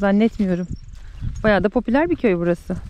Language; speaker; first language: Turkish; native; Turkish